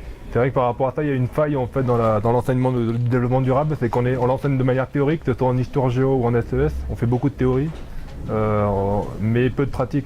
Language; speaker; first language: French; native; French